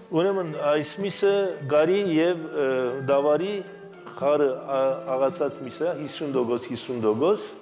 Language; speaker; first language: Armenian; early bilingual, heritage; Armenian